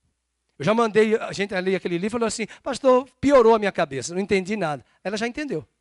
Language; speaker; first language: Portuguese; native; Portuguese